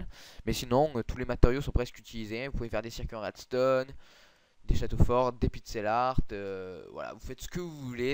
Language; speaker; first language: French; native; French